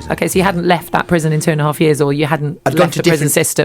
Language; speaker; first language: English; native; English